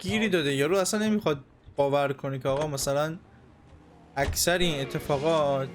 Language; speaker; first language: Persian; native; Persian